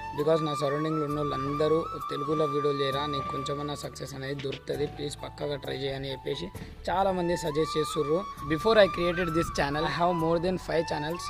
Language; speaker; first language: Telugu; non-native, local second language; Urdu